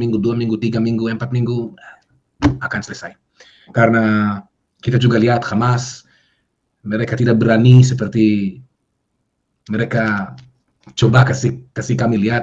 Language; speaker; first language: Indonesian; non-native, fluent; Hebrew